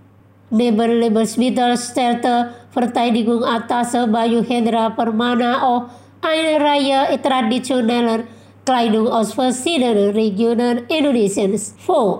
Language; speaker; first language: German; non-native, learner; Indonesian